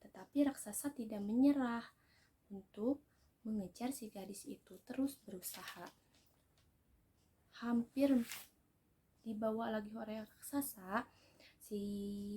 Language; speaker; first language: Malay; non-native, local second language; Sundanese